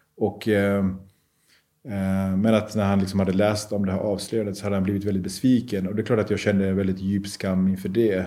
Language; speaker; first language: Swedish; early bilingual, other home language; Persian